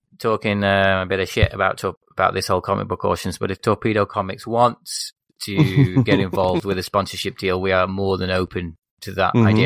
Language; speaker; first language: English; native; English